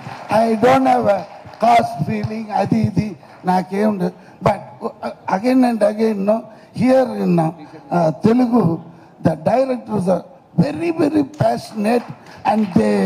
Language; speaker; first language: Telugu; non-native, learner; Tamil